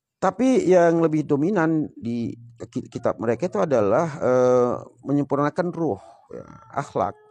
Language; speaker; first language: Indonesian; non-native, local second language; Sasak